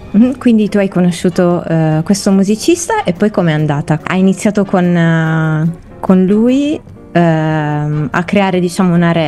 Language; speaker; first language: Italian; native; Italian